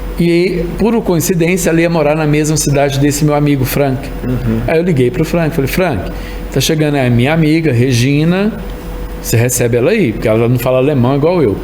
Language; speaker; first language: Portuguese; native; Portuguese